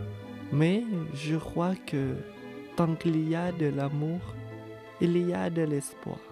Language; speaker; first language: French; non-native, learner; Thai